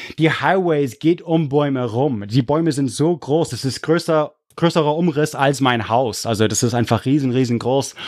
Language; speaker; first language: German; early bilingual, other home language; English